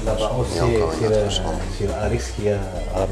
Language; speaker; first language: French; non-native, local second language; Arabic